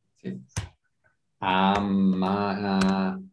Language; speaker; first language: Spanish; non-native, learner; English